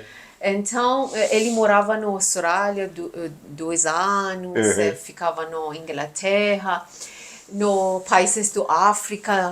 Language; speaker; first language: Portuguese; non-native, learner; Persian